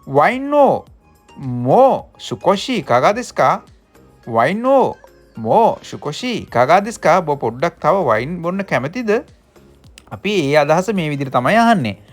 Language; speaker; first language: Sinhala; native; Sinhala